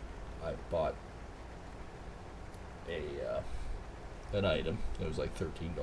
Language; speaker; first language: English; native; English